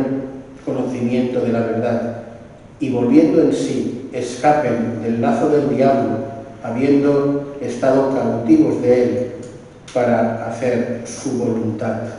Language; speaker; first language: Spanish; native; Spanish